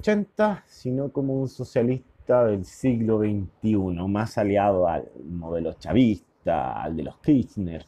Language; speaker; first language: Spanish; native; Spanish